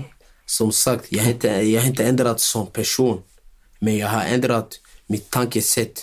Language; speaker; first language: Swedish; non-native, local second language; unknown